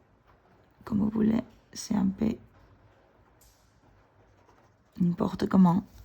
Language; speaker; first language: French; non-native, fluent; Spanish